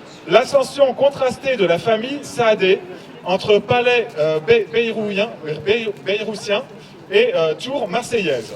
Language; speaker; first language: French; native; French